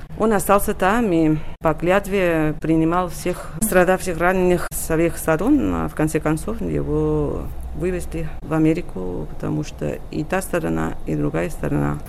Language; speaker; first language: Russian; non-native, fluent; Catalan